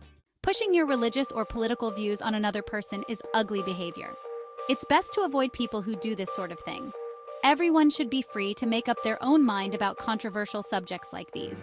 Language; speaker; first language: English; native; English